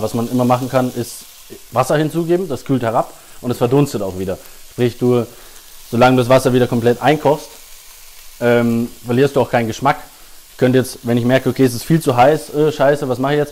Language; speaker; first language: German; native; German